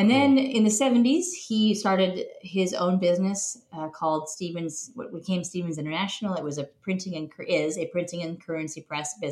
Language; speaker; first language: English; native; English